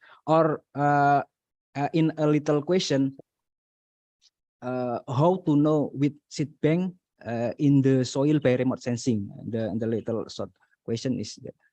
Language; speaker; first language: English; non-native, learner; Indonesian